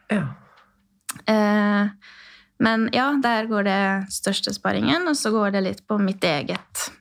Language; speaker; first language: Norwegian; non-native, fluent; Romanian